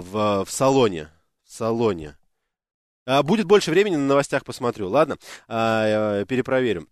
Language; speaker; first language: Russian; native; Russian